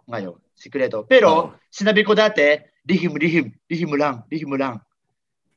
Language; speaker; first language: Filipino; non-native, learner; Japanese